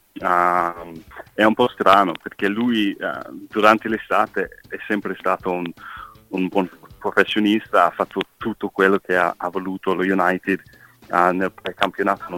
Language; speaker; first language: Italian; non-native, fluent; English